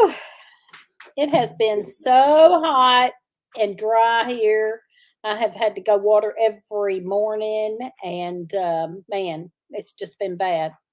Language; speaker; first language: English; native; English